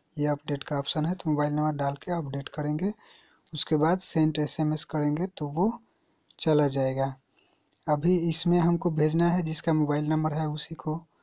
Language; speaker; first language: Hindi; native; Hindi